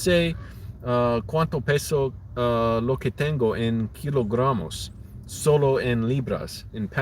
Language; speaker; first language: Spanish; non-native, learner; English